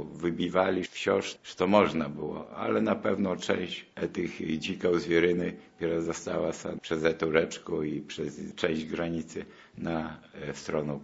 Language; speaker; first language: Polish; non-native, local second language; Belarusian